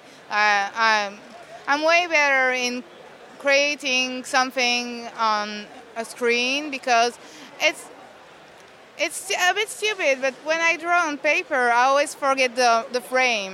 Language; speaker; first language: English; non-native, fluent; French